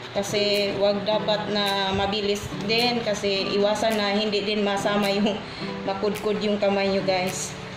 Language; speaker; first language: Filipino; non-native, local second language; Cebuano